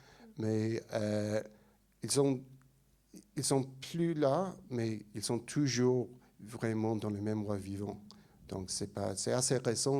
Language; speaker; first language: French; non-native, fluent; English